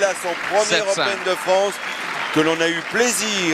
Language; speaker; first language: French; native; French